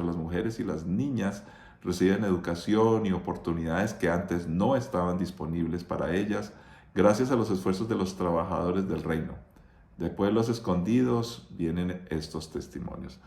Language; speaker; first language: Spanish; native; Spanish